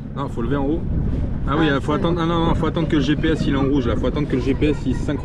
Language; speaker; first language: French; native; French